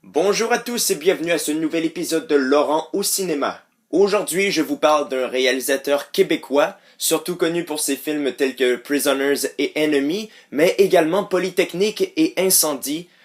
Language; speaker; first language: French; native; French